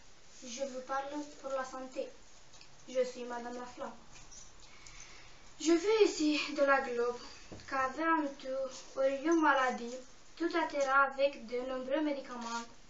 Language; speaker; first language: French; non-native, learner; Romanian